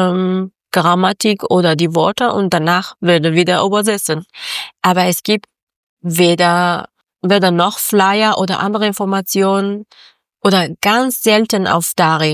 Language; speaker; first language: German; non-native, fluent; Persian